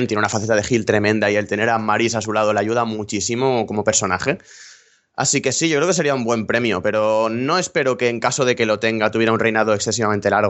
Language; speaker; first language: Spanish; native; Spanish